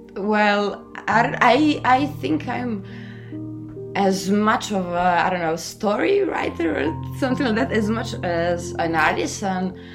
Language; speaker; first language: English; non-native, fluent; Serbian